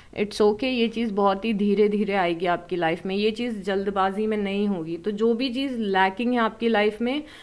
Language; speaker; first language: Hindi; native; Hindi